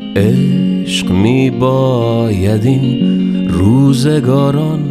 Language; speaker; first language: Persian; native; Persian